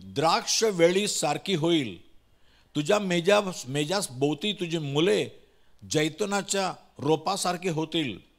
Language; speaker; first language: Marathi; non-native, local second language; Tamil